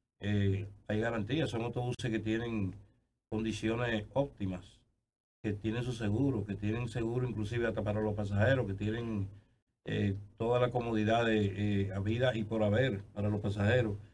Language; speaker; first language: Spanish; native; Spanish